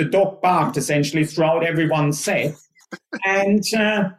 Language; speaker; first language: English; non-native, fluent; German